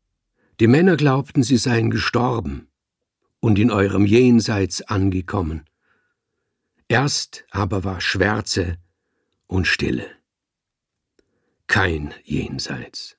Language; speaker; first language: German; native; German